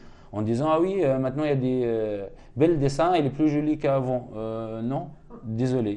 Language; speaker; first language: French; non-native, fluent; Arabic